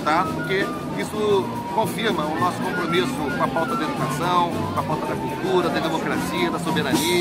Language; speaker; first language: Portuguese; native; Portuguese